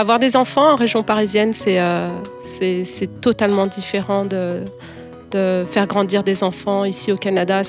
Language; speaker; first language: French; native; French